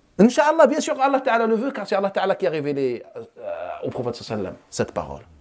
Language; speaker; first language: French; non-native, local second language; Wolof